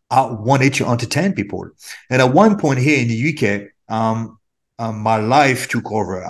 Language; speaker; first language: English; non-native, fluent; French